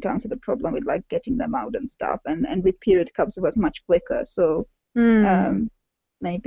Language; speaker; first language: English; non-native, fluent; Czech